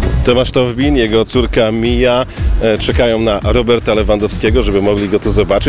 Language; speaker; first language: Polish; native; Polish